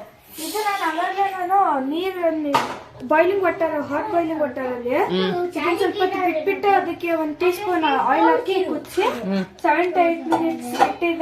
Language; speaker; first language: Kannada; native; Kannada